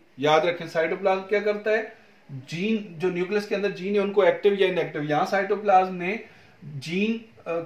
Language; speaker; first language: Urdu; non-native, local second language; Punjabi